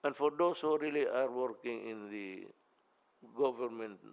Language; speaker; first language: English; non-native, local second language; Filipino